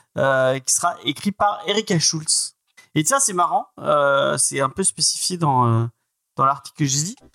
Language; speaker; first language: French; native; French